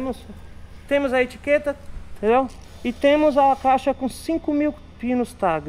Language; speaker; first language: Portuguese; native; Portuguese